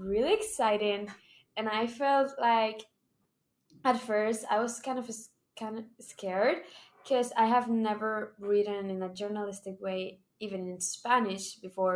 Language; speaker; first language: English; non-native, fluent; Spanish